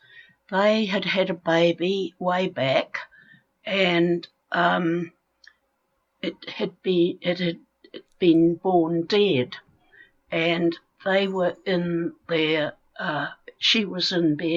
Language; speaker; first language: English; native; English